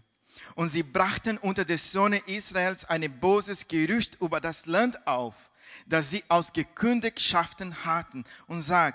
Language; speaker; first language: German; non-native, fluent; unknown